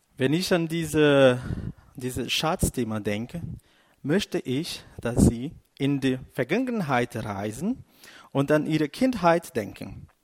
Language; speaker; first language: German; non-native, fluent; Portuguese